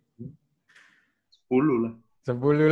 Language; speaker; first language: Indonesian; native; Indonesian